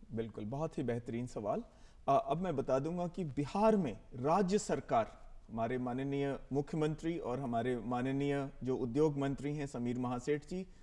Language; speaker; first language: Hindi; native; Hindi